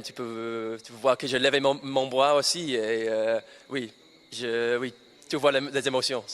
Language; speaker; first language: French; non-native, learner; English